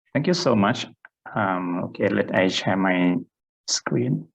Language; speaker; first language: English; non-native, fluent; Thai